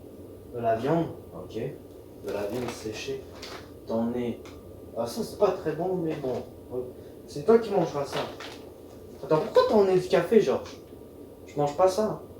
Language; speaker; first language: French; native; French